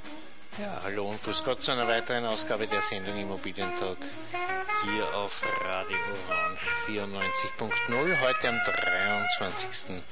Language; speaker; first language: German; native; German